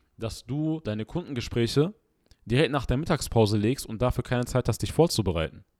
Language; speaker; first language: German; early bilingual, other home language; Arabic